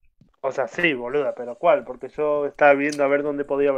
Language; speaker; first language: Spanish; native; Spanish